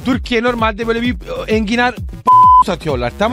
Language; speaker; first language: Turkish; non-native, learner; Italian